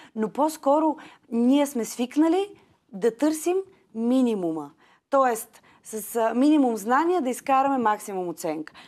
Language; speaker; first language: Bulgarian; native; Bulgarian